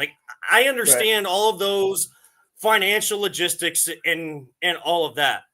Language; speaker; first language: English; native; English